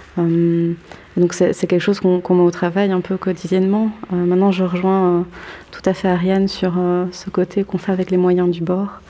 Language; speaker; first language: French; native; French